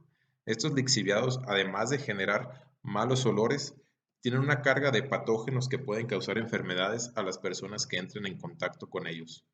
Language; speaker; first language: Spanish; native; Spanish